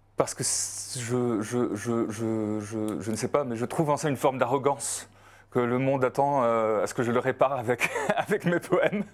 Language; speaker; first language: French; non-native, fluent; Polish